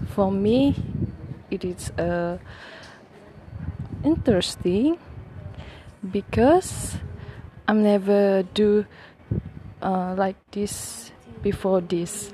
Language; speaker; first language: English; non-native, local second language; Malay